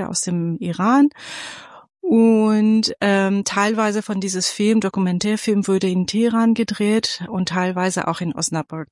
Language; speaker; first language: German; non-native, fluent; Persian